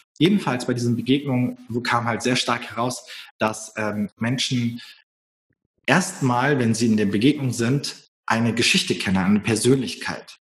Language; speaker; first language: German; early bilingual, other home language; Turkish